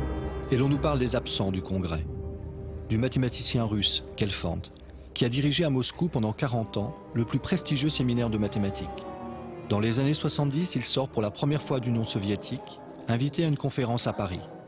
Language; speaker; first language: French; native; French